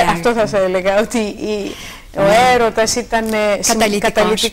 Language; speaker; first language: Greek; native; Greek